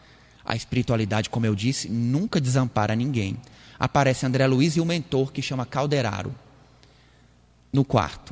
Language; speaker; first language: Portuguese; native; Portuguese